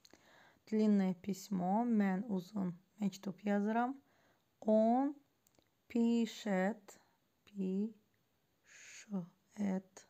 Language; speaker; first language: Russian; non-native, fluent; Azerbaijani